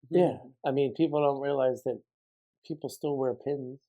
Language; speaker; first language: English; native; English